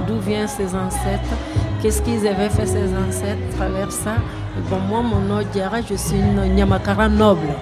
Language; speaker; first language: French; non-native, local second language; Bambara